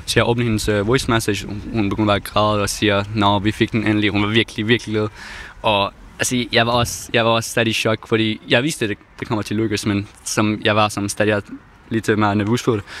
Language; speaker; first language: Danish; non-native, fluent; Persian